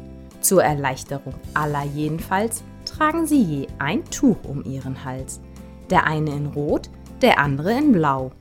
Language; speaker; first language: German; native; German